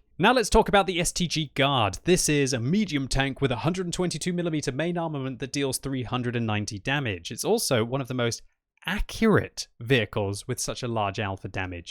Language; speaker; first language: English; native; English